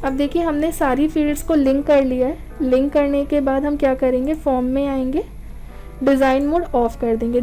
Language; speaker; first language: Hindi; native; Hindi